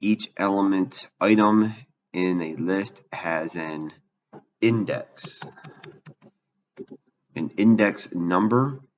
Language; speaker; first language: English; native; English